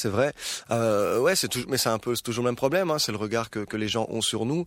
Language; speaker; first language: French; early bilingual, other home language; Arabic